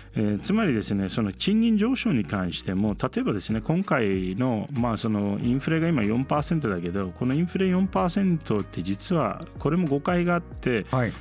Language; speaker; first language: Japanese; non-native, fluent; Turkish